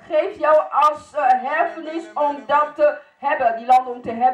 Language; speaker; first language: Dutch; non-native, fluent; Lingala